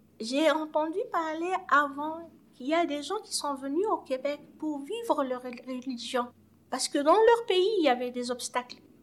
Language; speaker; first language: French; non-native, local second language; Arabic